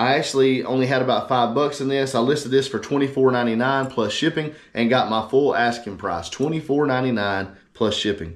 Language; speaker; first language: English; native; English